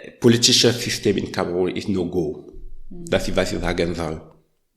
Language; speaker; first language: German; non-native, learner; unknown